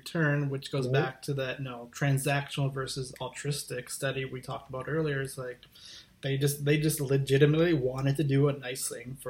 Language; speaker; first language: English; native; English